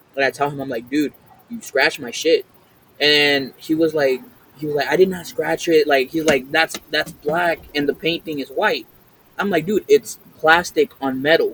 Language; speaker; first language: English; early bilingual, other home language; Spanish